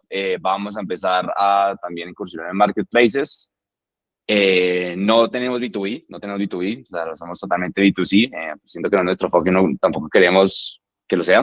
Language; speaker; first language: Spanish; native; Spanish